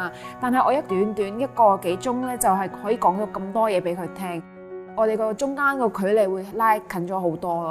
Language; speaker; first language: Cantonese; early bilingual, other home language; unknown